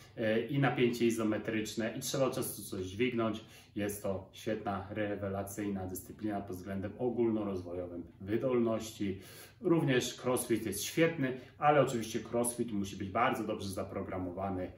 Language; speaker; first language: Polish; native; Polish